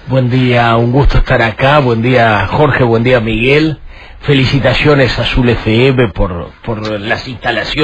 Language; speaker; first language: Spanish; native; Spanish